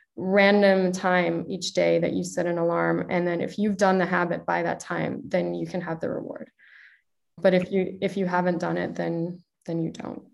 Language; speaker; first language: English; native; English